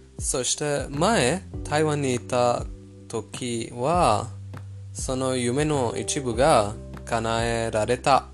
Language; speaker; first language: Japanese; non-native, fluent; Persian